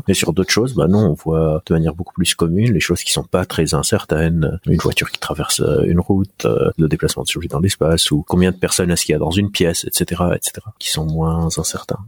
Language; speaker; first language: French; non-native, local second language; Arabic